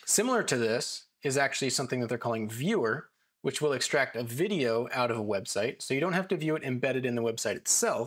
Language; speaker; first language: English; native; English